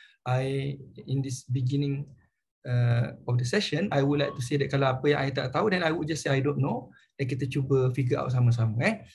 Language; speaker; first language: English; non-native, local second language; Malay